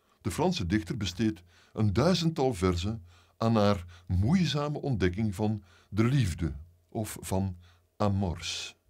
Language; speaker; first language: Dutch; native; Dutch